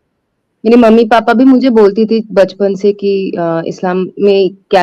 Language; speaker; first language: Hindi; non-native, local second language; Bangla